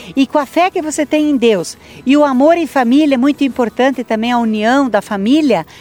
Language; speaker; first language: Portuguese; native; Portuguese